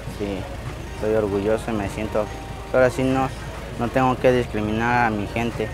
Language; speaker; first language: Spanish; early bilingual, other home language; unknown